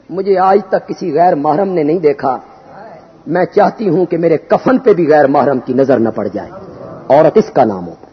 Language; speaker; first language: Urdu; non-native, local second language; Punjabi